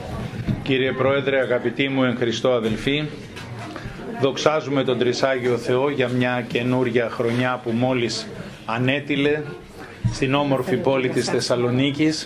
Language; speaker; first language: Greek; native; Greek